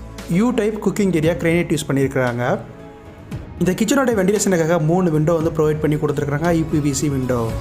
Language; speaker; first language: Tamil; native; Tamil